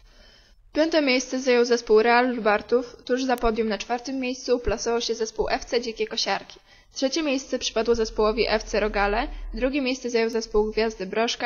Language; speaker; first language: Polish; native; Polish